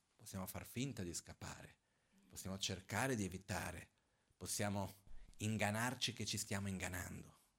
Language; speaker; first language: Italian; non-native, fluent; Portuguese